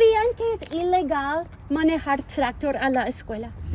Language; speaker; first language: Spanish; non-native, fluent; English